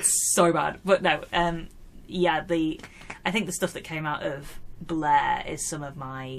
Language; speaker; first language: English; native; English